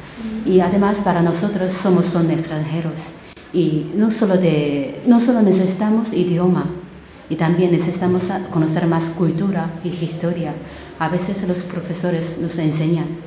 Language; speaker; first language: Spanish; non-native, learner; Korean